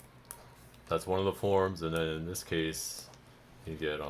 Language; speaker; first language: English; native; English